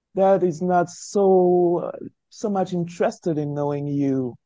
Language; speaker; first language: English; non-native, local second language; French